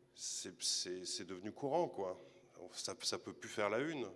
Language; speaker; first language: French; native; French